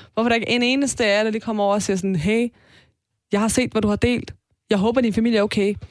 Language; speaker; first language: Danish; early bilingual, other home language; Persian